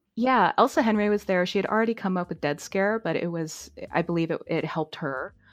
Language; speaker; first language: English; native; English